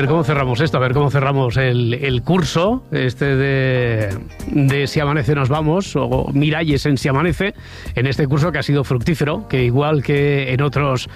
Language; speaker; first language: Spanish; native; Spanish